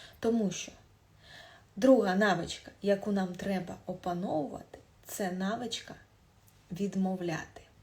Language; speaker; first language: Ukrainian; non-native, local second language; Russian